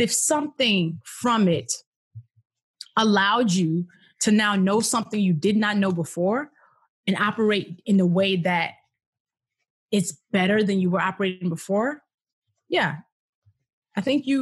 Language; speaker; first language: English; non-native, local second language; Yoruba